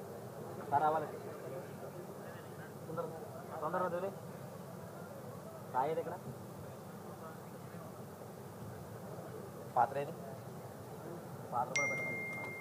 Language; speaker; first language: Telugu; native; Telugu